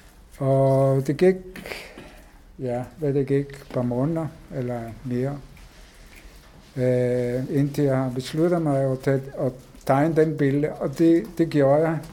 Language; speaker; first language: Danish; non-native, fluent; Hebrew